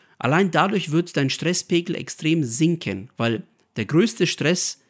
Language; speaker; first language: German; native; German